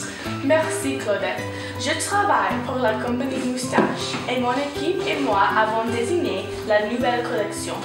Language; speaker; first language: French; non-native, learner; English